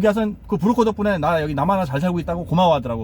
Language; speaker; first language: Korean; native; Korean